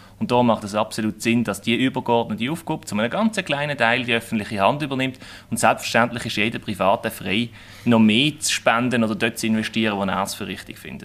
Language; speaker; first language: German; native; German